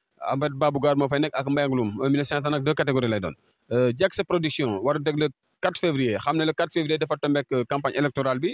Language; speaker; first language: French; non-native, local second language; Wolof